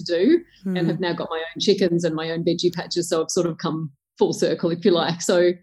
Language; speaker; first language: English; native; English